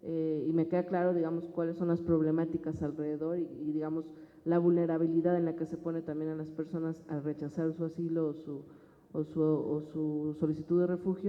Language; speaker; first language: Spanish; native; Spanish